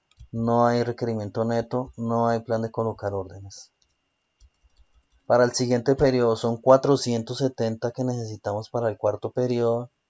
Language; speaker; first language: Spanish; native; Spanish